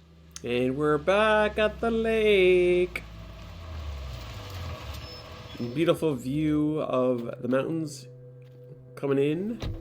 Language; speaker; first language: English; native; English